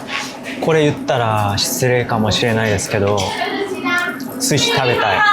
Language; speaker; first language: Japanese; non-native, fluent; Korean